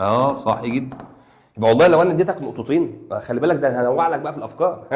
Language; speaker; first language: Arabic; native; Arabic